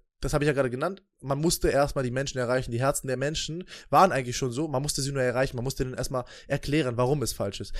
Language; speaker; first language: German; native; German